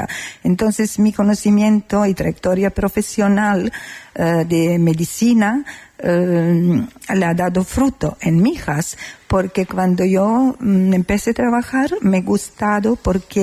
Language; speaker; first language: Spanish; non-native, learner; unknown